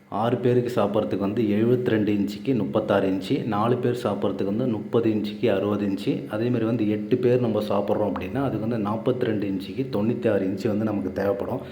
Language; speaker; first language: Tamil; native; Tamil